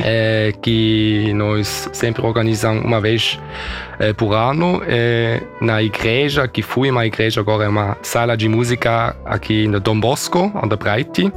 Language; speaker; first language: Portuguese; early bilingual, heritage; German